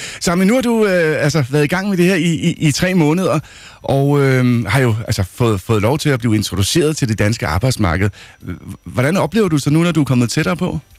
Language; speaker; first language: Danish; native; Danish